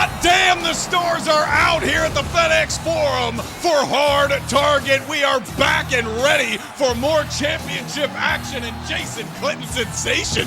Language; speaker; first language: English; native; English